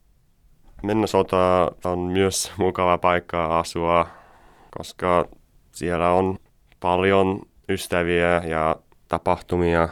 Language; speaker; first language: Finnish; non-native, learner; English